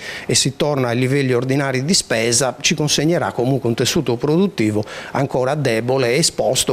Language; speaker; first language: Italian; native; Italian